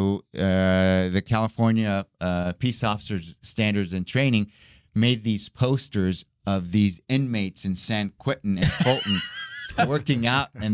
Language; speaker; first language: English; early bilingual, other home language; Arabic